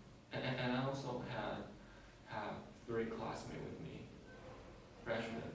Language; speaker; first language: English; non-native, learner; Chinese